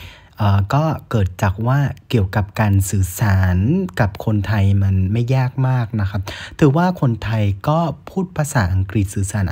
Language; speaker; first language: Thai; non-native, fluent; Vietnamese